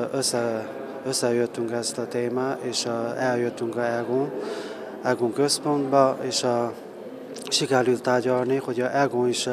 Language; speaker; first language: Hungarian; non-native, learner; Chinese